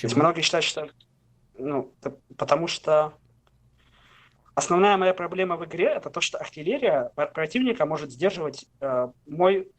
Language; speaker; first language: Russian; native; Russian